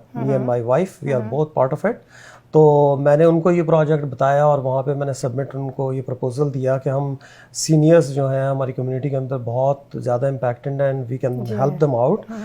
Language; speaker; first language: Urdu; non-native, local second language; Pashto